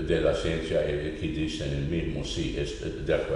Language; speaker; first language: Spanish; non-native, fluent; English